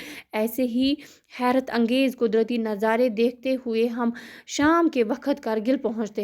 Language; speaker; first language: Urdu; non-native, local second language; Kashmiri